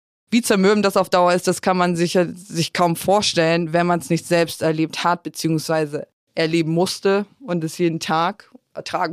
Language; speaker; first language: German; native; German